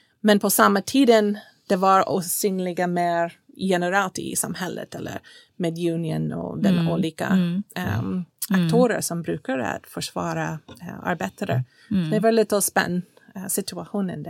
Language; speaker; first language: Swedish; non-native, fluent; English